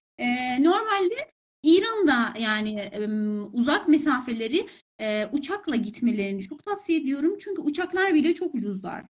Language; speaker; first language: Turkish; non-native, fluent; Persian